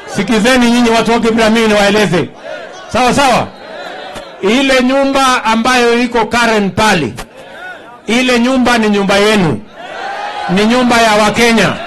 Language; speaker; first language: Swahili; non-native, local second language; Kalenjin